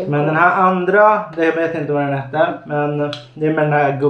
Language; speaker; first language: Swedish; native; Swedish